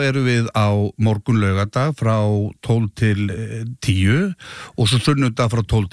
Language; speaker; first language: Icelandic; native; Icelandic